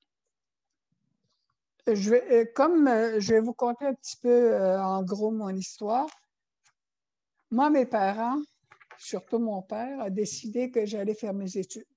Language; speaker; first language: French; non-native, local second language; Innu-aimun